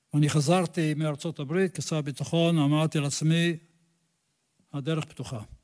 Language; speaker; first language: Hebrew; non-native, fluent; English